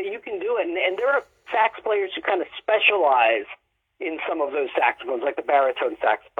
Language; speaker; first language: English; native; English